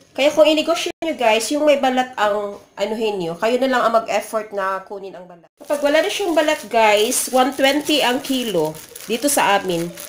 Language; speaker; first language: Filipino; non-native, local second language; Cebuano